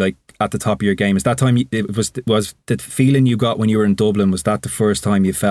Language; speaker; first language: English; native; English